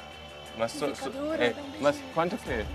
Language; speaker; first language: Portuguese; non-native, learner; German